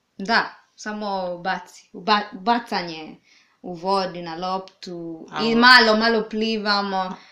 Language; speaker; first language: Serbian; non-native, learner; Swahili